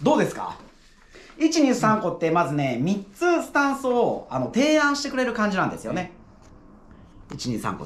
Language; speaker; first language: Japanese; native; Japanese